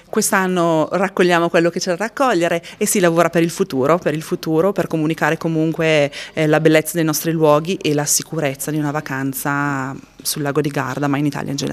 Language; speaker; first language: Italian; native; Italian